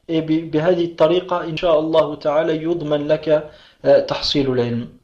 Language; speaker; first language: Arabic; non-native, fluent; French